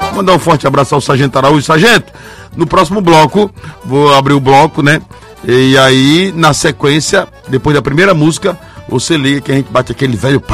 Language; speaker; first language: Portuguese; native; Portuguese